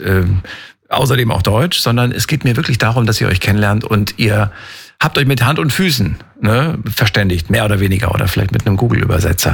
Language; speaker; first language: German; native; German